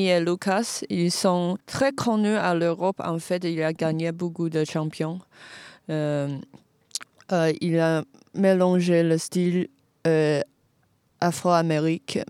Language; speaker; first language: French; non-native, fluent; Chinese